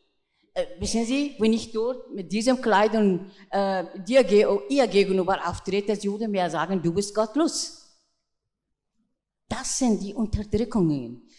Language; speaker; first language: German; non-native, fluent; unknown